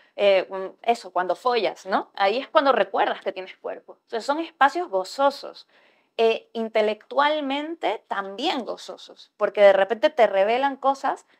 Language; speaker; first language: Spanish; native; Spanish